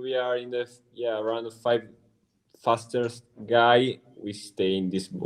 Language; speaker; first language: English; non-native, learner; Italian